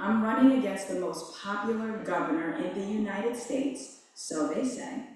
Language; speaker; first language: English; native; English